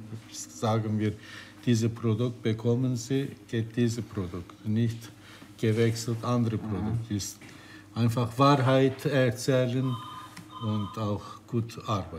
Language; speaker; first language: German; non-native, learner; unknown